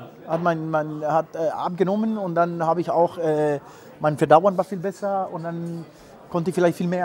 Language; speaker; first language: German; non-native, fluent; Spanish